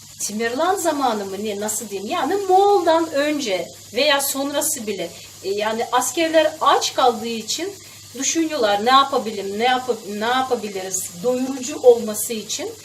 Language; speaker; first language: Turkish; non-native, fluent; Russian